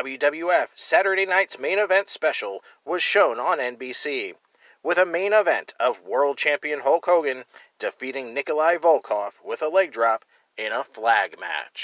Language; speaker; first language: English; native; English